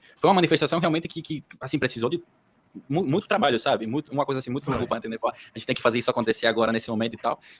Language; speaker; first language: Portuguese; early bilingual, heritage; Portuguese